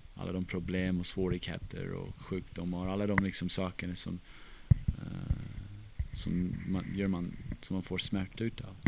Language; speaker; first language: Swedish; non-native, fluent; English